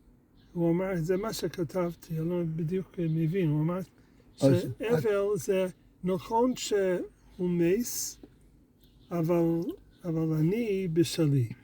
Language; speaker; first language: Hebrew; non-native, fluent; English